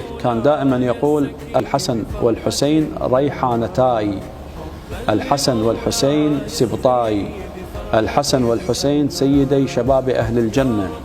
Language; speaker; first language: Arabic; native; Arabic